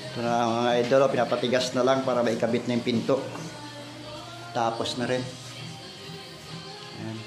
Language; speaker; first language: Filipino; native; Filipino